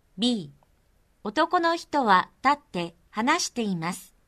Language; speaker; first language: Japanese; non-native, fluent; Korean